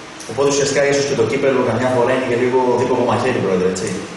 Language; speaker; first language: Greek; native; Greek